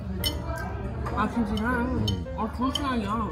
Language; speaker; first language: Korean; non-native, learner; German